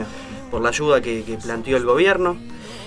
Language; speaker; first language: Spanish; native; Spanish